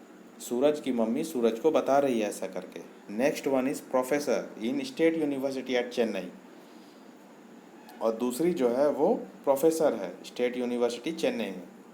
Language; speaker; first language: Hindi; native; Hindi